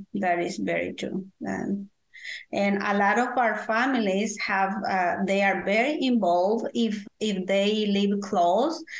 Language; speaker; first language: English; non-native, fluent; Spanish